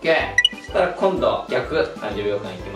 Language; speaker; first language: Japanese; native; Japanese